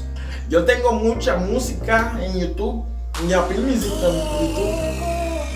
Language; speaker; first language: Spanish; non-native, learner; Haitian Creole